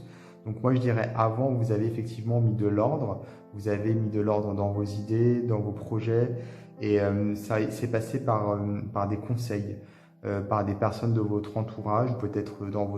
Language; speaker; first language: French; native; French